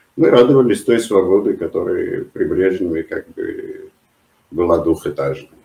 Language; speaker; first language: Russian; non-native, local second language; Georgian